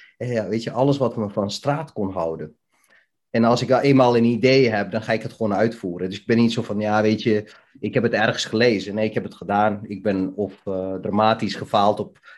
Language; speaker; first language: Dutch; early bilingual, other home language; Bosnian